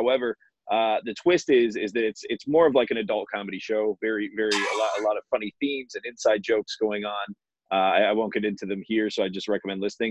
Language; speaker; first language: English; native; English